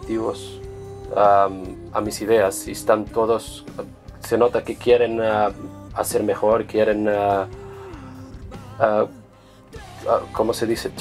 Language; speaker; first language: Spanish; non-native, learner; Portuguese